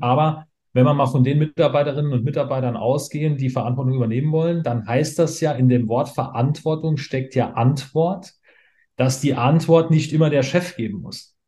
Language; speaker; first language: German; native; German